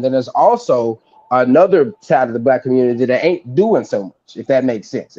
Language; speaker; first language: English; native; English